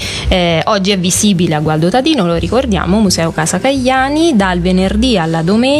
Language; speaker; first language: Italian; native; Italian